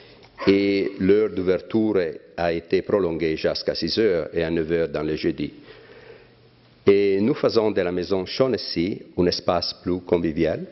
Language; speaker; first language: French; non-native, fluent; Italian